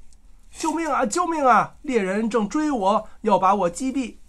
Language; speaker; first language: Chinese; native; Chinese